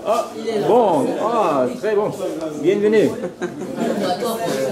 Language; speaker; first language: French; non-native, learner; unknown